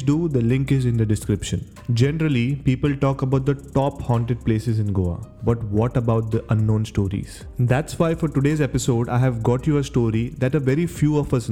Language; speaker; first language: English; non-native, local second language; Konkani